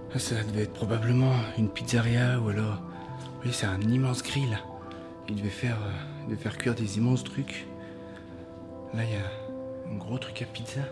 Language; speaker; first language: French; native; French